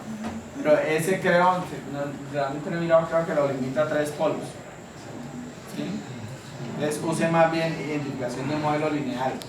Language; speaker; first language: Spanish; native; Spanish